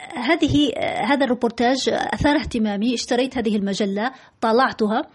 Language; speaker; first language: Arabic; native; Arabic